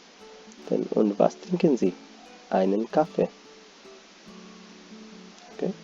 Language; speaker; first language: German; non-native, fluent; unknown